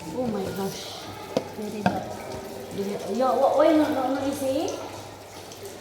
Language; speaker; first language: English; non-native, local second language; Filipino